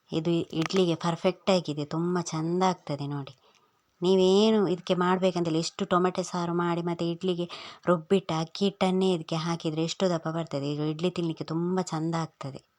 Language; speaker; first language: Kannada; non-native, local second language; Tulu